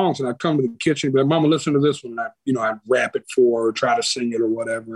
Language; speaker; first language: English; native; English